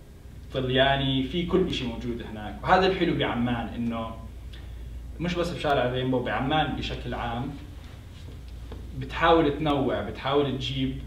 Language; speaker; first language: Arabic; native; Arabic